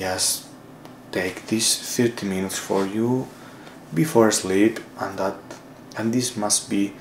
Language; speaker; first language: English; non-native, learner; Spanish